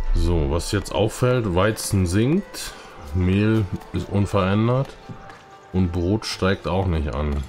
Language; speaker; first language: German; native; German